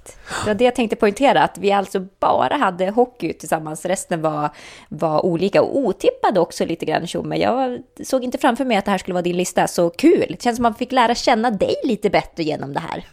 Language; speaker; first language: Swedish; native; Swedish